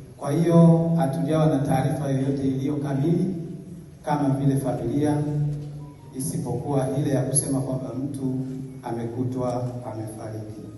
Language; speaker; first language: Swahili; non-native, local second language; Bembe